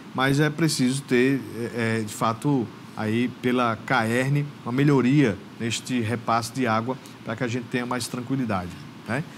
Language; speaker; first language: Portuguese; native; Portuguese